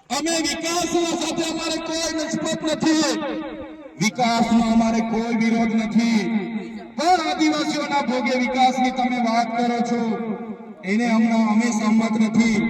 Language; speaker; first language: Gujarati; non-native, local second language; Vasavi